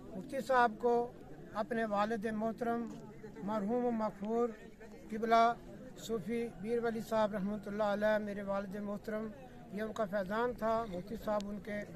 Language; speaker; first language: Hindi; native; Hindi